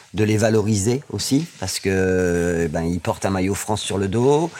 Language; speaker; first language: French; native; French